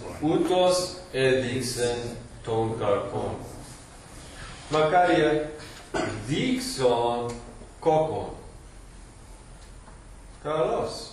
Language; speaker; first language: Greek; non-native, fluent; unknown